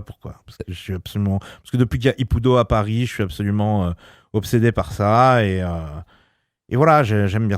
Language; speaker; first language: French; native; French